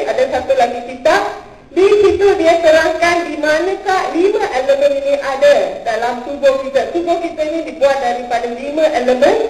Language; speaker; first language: Malay; non-native, local second language; Tamil